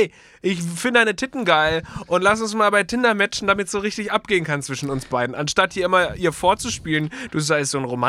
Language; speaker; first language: German; native; German